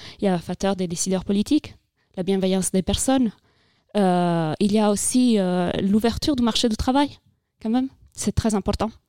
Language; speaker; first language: French; non-native, fluent; Italian